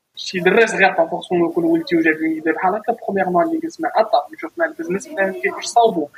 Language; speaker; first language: Arabic; native; Arabic